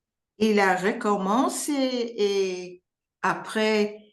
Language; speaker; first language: French; non-native, learner; English